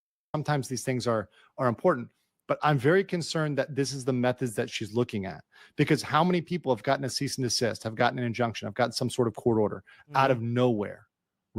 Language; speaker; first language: English; native; English